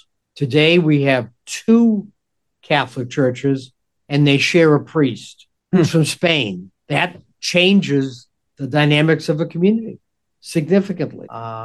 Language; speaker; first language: English; native; English